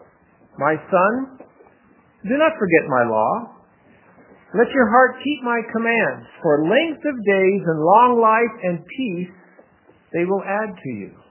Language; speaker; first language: English; native; English